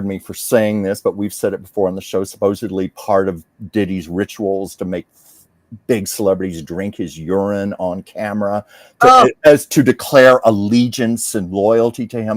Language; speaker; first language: English; native; English